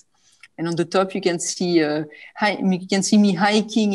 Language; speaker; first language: English; non-native, fluent; French